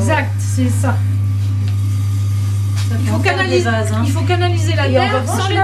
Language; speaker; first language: French; native; French